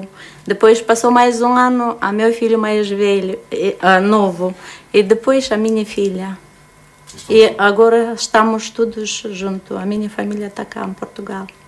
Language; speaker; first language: Portuguese; non-native, learner; Romanian